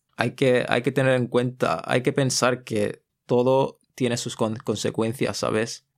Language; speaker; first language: Spanish; early bilingual, other home language; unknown